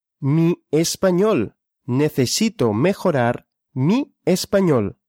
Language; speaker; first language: Spanish; non-native, fluent; Russian